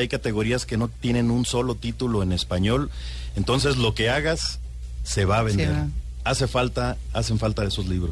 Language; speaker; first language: Spanish; native; Spanish